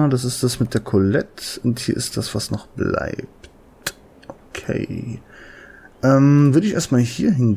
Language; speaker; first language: German; native; German